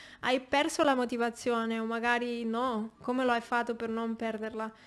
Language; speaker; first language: Italian; non-native, fluent; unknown